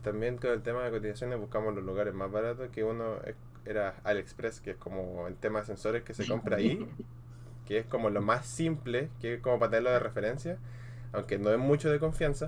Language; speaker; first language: Spanish; native; Spanish